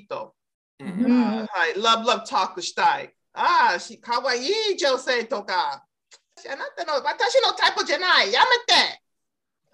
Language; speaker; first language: Japanese; non-native, learner; English